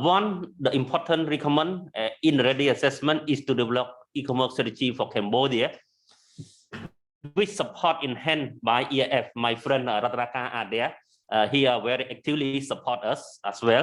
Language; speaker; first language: English; non-native, learner; Khmer